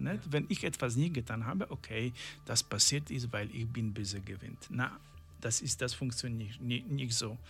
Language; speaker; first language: German; non-native, learner; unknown